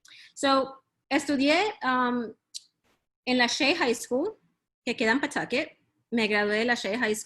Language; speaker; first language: Spanish; early bilingual, heritage; Spanish